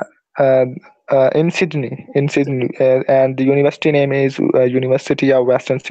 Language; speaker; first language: English; non-native, learner; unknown